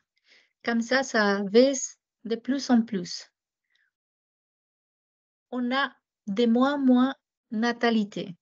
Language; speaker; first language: French; non-native, fluent; Japanese